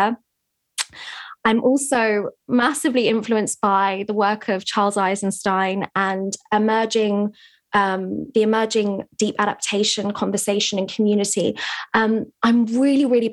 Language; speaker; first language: English; native; English